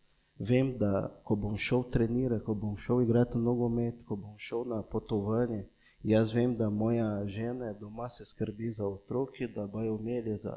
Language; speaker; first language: Slovenian; non-native, fluent; Portuguese